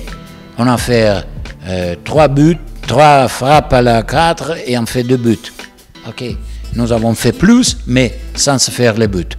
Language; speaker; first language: French; non-native, learner; Italian